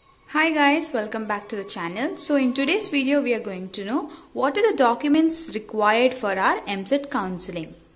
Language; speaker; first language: English; non-native, local second language; Telugu